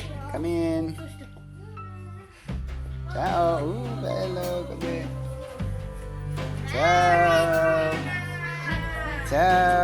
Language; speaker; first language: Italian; non-native, fluent; English